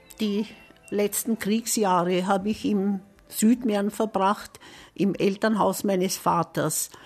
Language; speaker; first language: German; native; German